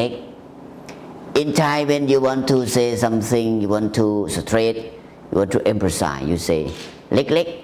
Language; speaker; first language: English; non-native, learner; Thai